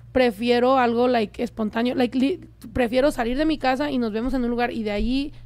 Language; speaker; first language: Spanish; early bilingual, heritage; Spanish